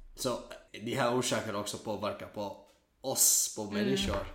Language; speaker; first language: Swedish; non-native, learner; Kurdish